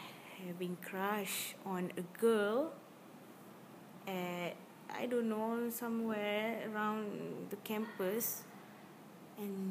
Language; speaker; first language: English; non-native, learner; Malay